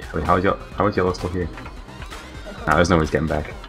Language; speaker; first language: English; native; English